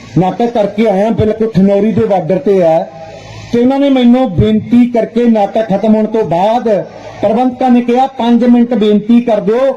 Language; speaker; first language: Punjabi; non-native, local second language; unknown